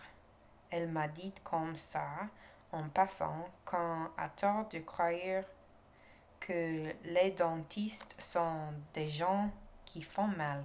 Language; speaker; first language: French; non-native, learner; English